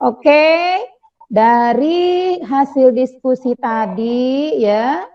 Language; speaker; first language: Indonesian; native; Indonesian